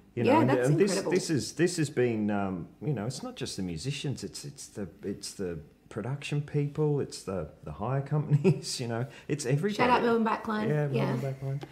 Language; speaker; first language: English; native; English